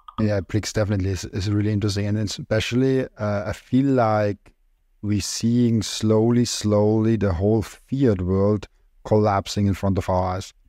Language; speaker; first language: English; non-native, fluent; German